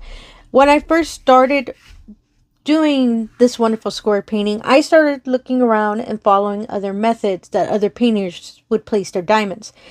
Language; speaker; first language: English; native; English